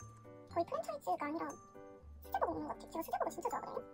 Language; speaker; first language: Korean; native; Korean